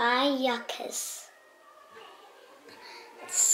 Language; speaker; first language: German; non-native, learner; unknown